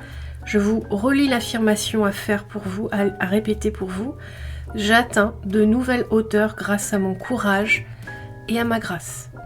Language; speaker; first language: French; native; French